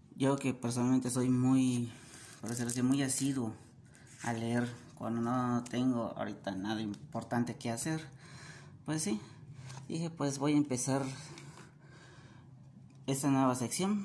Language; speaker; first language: Spanish; native; Spanish